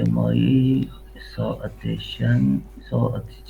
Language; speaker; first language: Persian; non-native, learner; Urdu